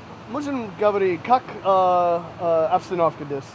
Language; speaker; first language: Russian; non-native, learner; English